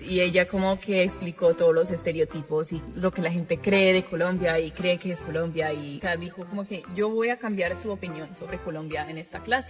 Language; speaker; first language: Spanish; non-native, fluent; English